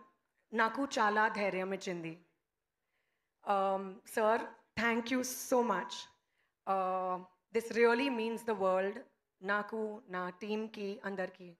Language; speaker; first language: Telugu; non-native, local second language; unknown